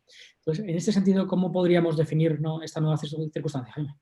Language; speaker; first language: Spanish; native; Spanish